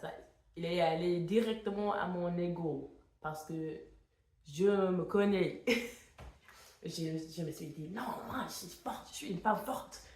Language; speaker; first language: French; non-native, fluent; English